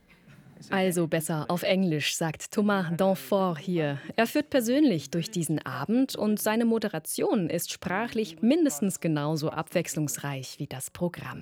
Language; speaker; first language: German; native; German